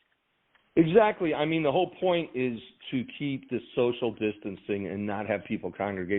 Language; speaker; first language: English; native; English